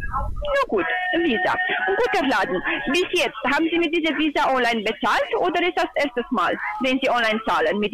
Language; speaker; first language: German; non-native, learner; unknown